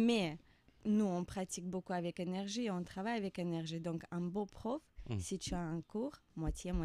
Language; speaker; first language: French; non-native, learner; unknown